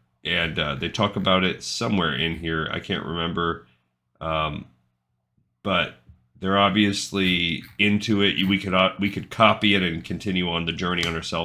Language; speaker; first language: English; native; English